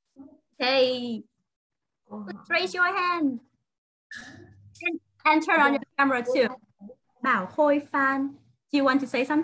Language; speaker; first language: English; non-native, fluent; Vietnamese